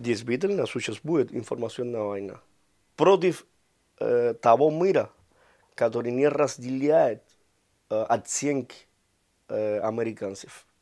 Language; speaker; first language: Russian; non-native, fluent; Spanish